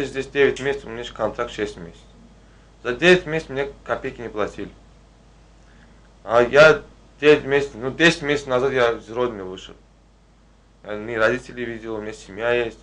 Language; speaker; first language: Russian; non-native, learner; Turkish